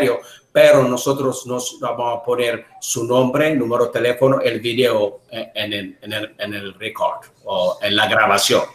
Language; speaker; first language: Spanish; non-native, learner; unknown